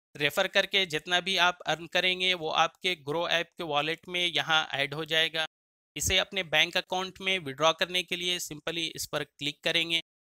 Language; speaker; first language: Hindi; native; Hindi